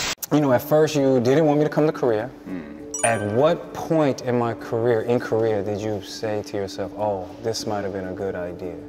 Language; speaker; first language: English; native; English